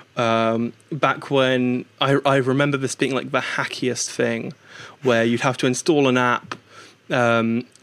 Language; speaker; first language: English; native; English